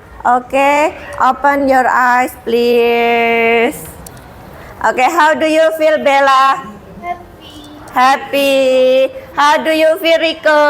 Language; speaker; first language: English; non-native, fluent; Indonesian